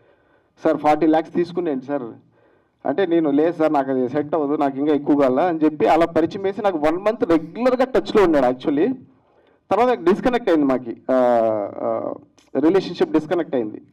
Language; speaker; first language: Telugu; native; Telugu